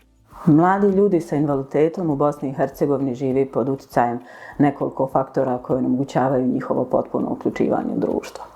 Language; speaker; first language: Bosnian; native; Bosnian